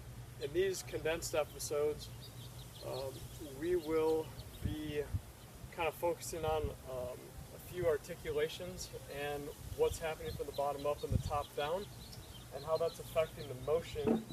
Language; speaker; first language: English; native; English